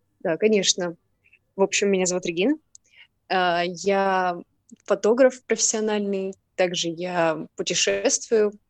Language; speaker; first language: Russian; native; Russian